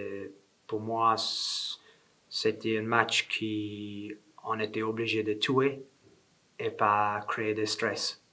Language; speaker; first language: French; non-native, fluent; English